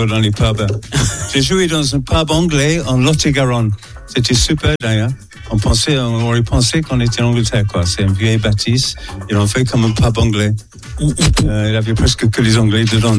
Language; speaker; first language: French; non-native, fluent; English